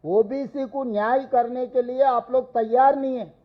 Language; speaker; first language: Hindi; non-native, local second language; Telugu